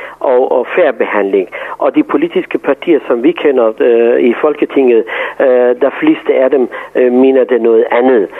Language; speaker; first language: Danish; non-native, fluent; Persian